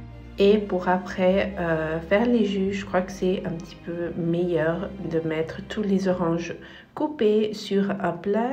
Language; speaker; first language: French; non-native, fluent; Spanish